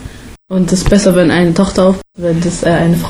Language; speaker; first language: German; early bilingual, other home language; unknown